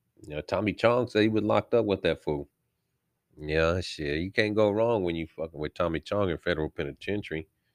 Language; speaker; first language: English; early bilingual, other home language; Spanish